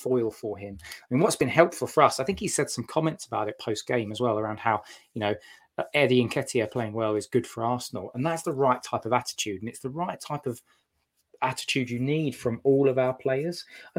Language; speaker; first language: English; native; English